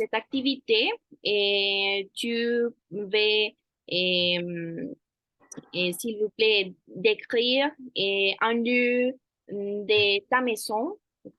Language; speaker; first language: French; non-native, fluent; Spanish